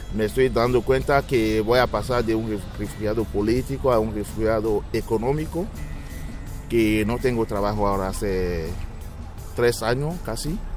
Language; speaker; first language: Spanish; non-native, fluent; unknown